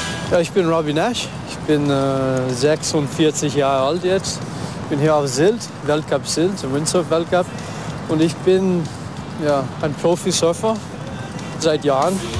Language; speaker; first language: German; non-native, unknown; English